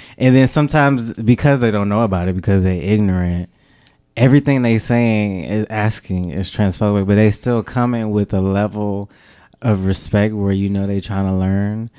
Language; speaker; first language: English; native; English